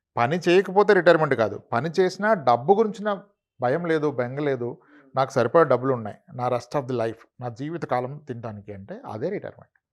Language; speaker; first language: Telugu; non-native, local second language; Kannada